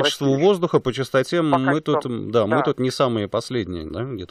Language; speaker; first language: Russian; native; Russian